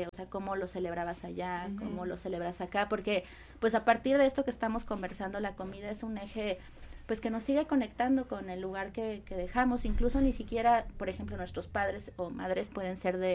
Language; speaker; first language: Spanish; native; Spanish